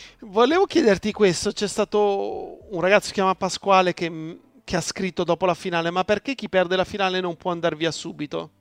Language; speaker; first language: Italian; native; Italian